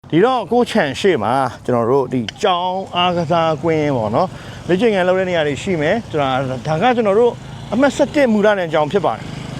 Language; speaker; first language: Burmese; native; Burmese